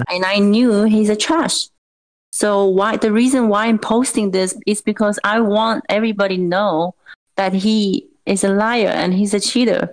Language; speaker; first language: English; non-native, fluent; Chinese